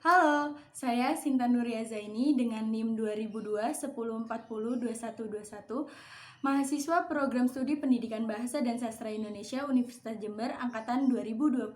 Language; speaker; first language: Indonesian; non-native, local second language; Javanese